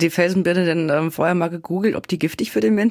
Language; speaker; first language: German; native; German